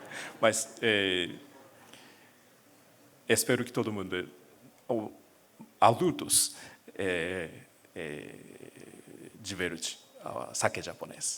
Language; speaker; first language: Portuguese; non-native, learner; Japanese